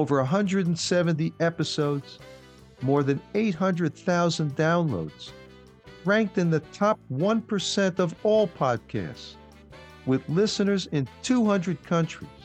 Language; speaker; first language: English; native; English